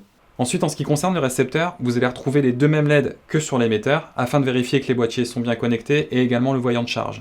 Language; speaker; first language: French; native; French